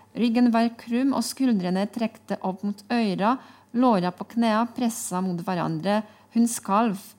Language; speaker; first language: Norwegian; non-native, fluent; Polish